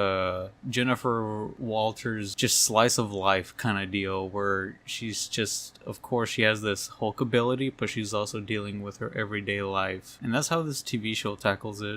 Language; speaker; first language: English; native; English